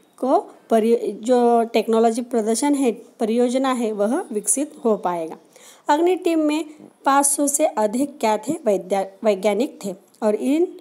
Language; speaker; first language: Hindi; non-native, local second language; Marathi